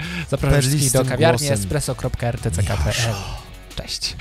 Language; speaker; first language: Polish; native; Polish